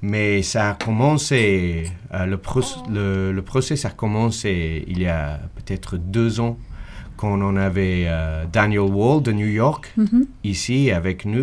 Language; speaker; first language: French; non-native, fluent; English